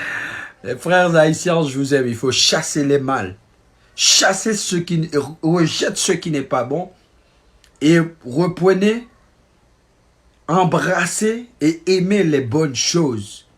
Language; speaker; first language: French; non-native, local second language; Haitian Creole